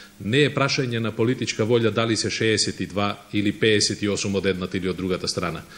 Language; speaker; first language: Macedonian; native; Macedonian